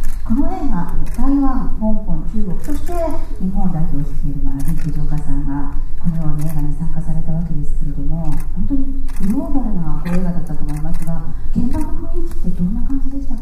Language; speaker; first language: Japanese; native; Japanese